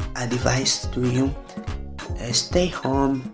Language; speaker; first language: English; non-native, learner; Portuguese